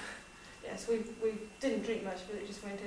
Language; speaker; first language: English; native; English